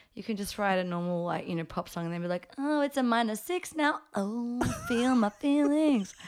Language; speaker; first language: English; early bilingual, other home language; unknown